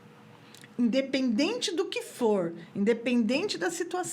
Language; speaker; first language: Portuguese; native; Portuguese